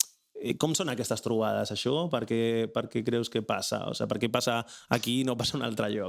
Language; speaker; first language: Catalan; native; Catalan